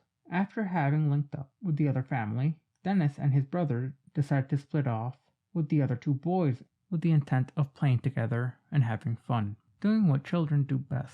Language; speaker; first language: English; native; English